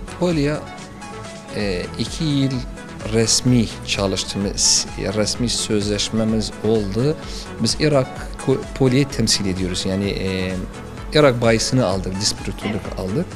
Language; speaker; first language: Turkish; non-native, learner; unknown